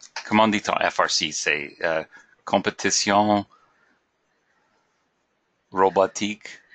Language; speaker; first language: French; non-native, learner; English